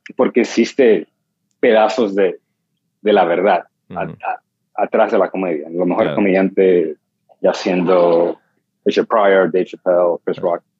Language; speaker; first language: Spanish; native; Spanish